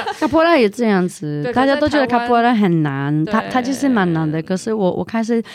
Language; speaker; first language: Chinese; non-native, fluent; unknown